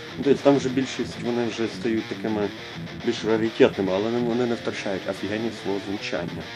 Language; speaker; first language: Ukrainian; non-native, local second language; Russian